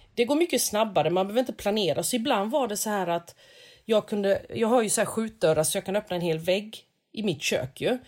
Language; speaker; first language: Swedish; native; Swedish